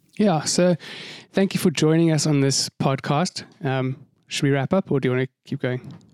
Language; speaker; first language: English; native; English